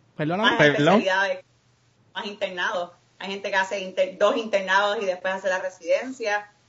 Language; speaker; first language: Spanish; native; Spanish